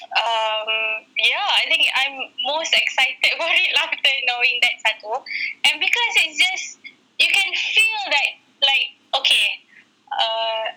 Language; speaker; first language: English; non-native, local second language; Malay